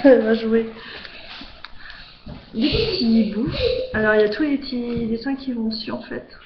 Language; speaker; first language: French; native; French